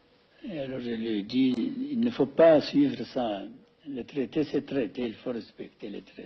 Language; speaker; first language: French; non-native, fluent; Amharic